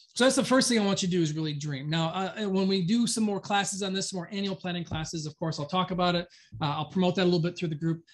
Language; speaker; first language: English; native; English